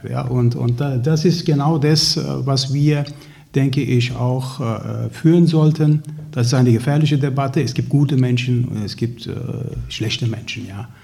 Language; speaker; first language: German; early bilingual, other home language; Turkish